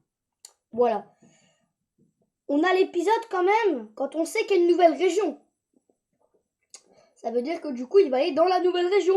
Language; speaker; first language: French; native; French